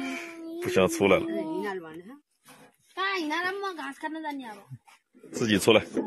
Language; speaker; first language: Chinese; native; Chinese